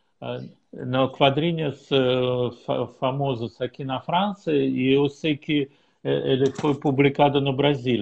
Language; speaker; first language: Portuguese; non-native, learner; Russian